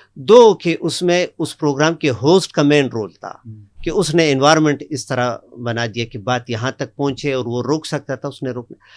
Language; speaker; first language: Urdu; non-native, local second language; Pashto